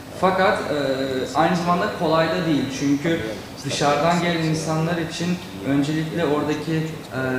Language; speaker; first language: Turkish; non-native, fluent; Czech